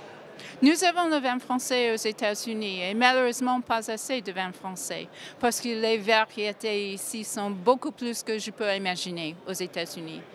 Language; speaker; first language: French; non-native, fluent; English